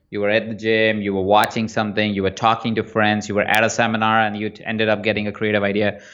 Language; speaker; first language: English; non-native, local second language; Hindi